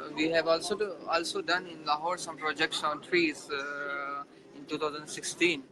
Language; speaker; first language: English; non-native, fluent; Urdu